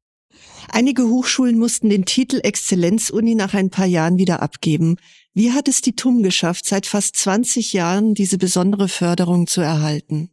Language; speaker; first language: German; native; German